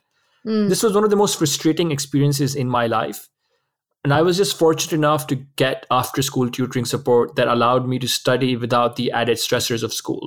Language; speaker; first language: English; non-native, local second language; Urdu